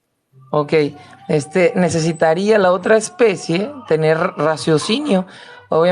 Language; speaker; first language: Spanish; native; Spanish